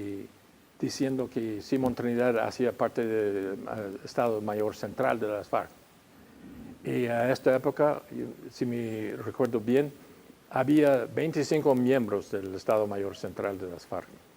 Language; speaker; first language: Spanish; non-native, fluent; English